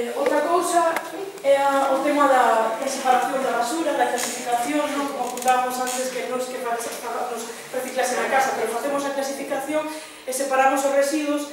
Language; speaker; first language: Galician; non-native, local second language; Spanish